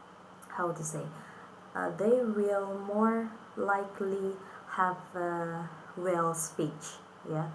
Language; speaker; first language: English; non-native, fluent; Indonesian